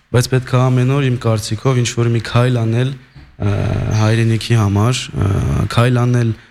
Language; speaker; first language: Armenian; early bilingual, heritage; Armenian